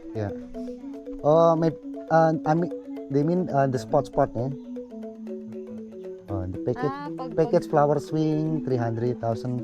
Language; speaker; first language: English; non-native, learner; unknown